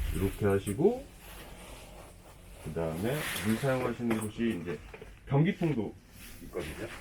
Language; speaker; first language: Korean; native; Korean